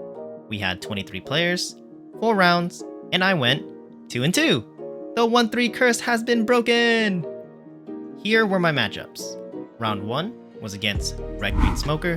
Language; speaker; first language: English; native; English